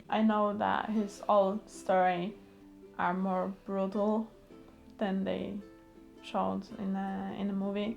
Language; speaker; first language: English; non-native, learner; Polish